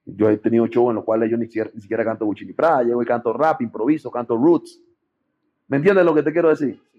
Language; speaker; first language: Spanish; native; Spanish